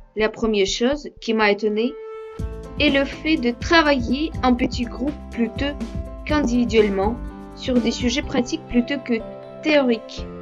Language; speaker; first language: French; non-native, fluent; Russian